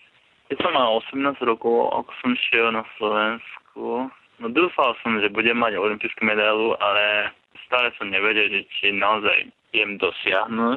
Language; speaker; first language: Slovak; non-native, fluent; Japanese